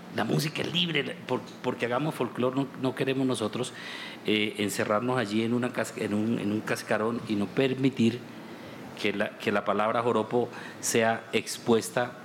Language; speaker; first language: Spanish; native; Spanish